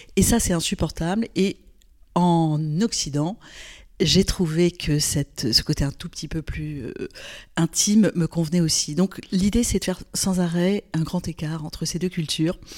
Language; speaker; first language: French; non-native, local second language; Arabic